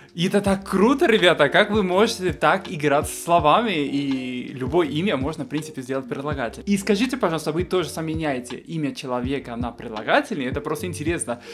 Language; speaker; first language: Russian; non-native, fluent; Spanish